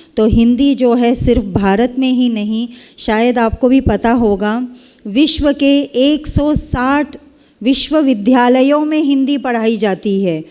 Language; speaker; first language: Hindi; non-native, local second language; Kannada